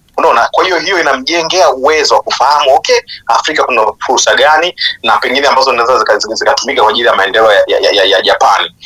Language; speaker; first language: Swahili; native; Swahili